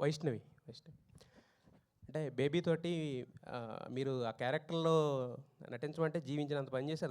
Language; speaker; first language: Telugu; native; Telugu